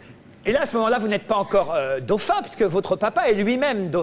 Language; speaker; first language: French; native; French